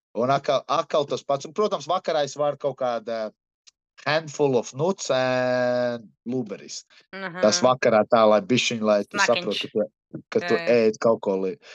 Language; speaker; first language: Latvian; early bilingual, heritage; Latvian